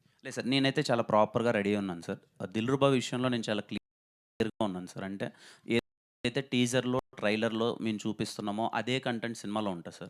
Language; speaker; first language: Telugu; native; Telugu